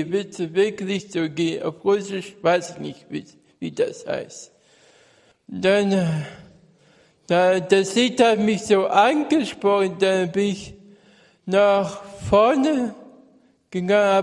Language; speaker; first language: German; non-native, fluent; Russian